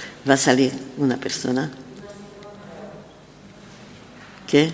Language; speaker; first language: Spanish; non-native, learner; French